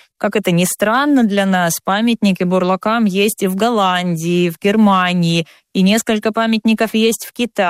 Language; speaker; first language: Russian; native; Russian